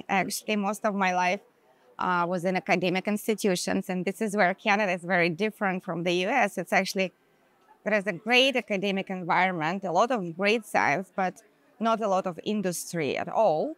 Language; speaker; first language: English; non-native, fluent; Hebrew